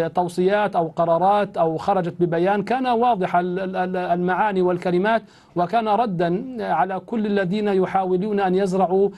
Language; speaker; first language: Arabic; native; Arabic